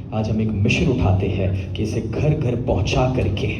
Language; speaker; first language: Hindi; non-native, local second language; Gujarati